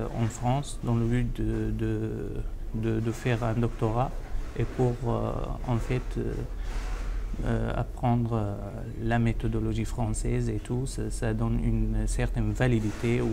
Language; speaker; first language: French; non-native, fluent; Arabic